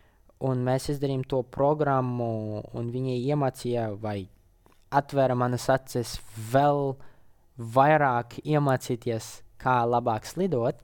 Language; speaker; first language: Latvian; non-native, local second language; Russian